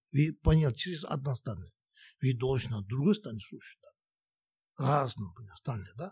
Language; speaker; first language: Russian; non-native, learner; Tibetan